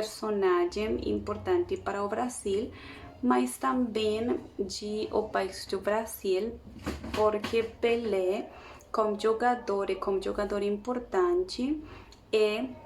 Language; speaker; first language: Portuguese; non-native, learner; Spanish